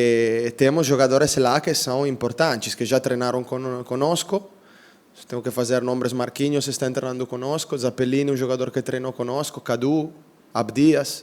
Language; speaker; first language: Portuguese; non-native, fluent; Italian